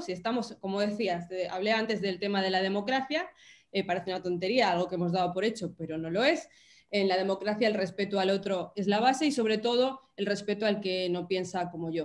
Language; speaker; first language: Spanish; native; Spanish